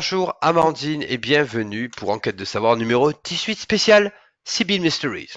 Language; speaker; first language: French; native; French